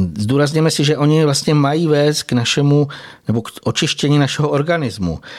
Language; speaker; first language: Czech; native; Czech